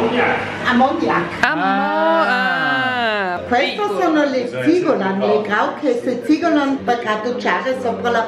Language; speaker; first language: Italian; non-native, learner; German